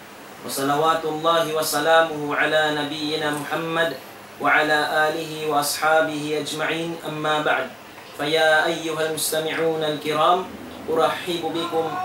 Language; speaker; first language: Arabic; non-native, fluent; Tausug